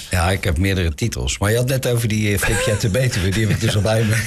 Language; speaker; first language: Dutch; native; Dutch